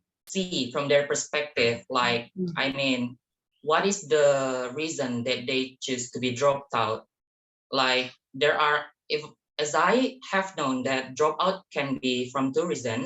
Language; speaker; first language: English; non-native, fluent; Indonesian